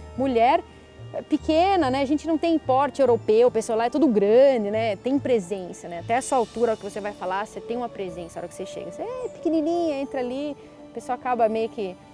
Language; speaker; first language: Portuguese; native; Portuguese